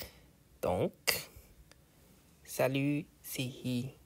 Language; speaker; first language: French; non-native, learner; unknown